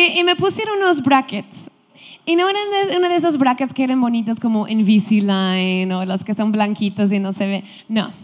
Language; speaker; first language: Spanish; non-native, fluent; English